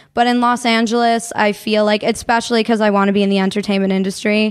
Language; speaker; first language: English; native; English